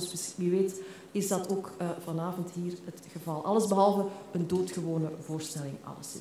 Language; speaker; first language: Dutch; native; Dutch